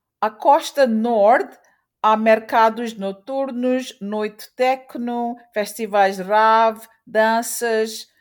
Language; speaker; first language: Portuguese; early bilingual, heritage; Portuguese